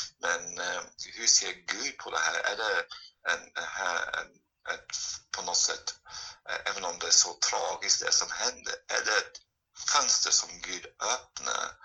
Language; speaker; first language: Swedish; non-native, fluent; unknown